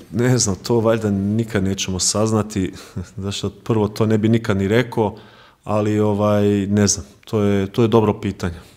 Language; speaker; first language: Croatian; early bilingual, heritage; Croatian